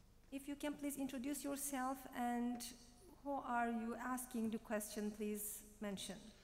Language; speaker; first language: English; non-native, fluent; Turkish